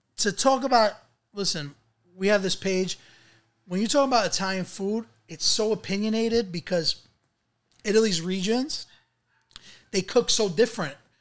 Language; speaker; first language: English; early bilingual, other home language; Italian